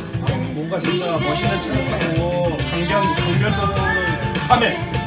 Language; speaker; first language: Korean; native; Korean